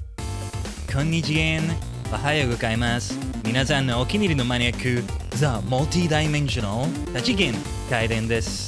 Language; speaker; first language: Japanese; non-native, learner; English